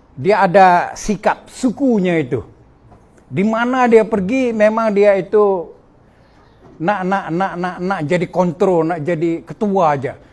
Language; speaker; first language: Malay; non-native, local second language; Min Nan Chinese